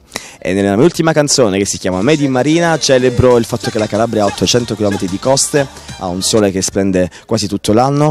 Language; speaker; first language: Italian; native; Italian